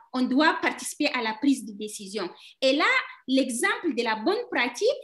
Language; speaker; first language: French; non-native, local second language; Fula